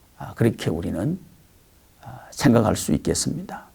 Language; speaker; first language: Korean; native; Korean